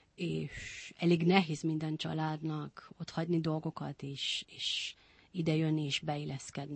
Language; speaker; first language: Hungarian; non-native, fluent; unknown